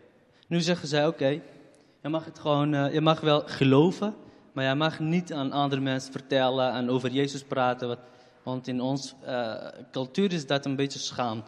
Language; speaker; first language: Dutch; non-native, fluent; Kurdish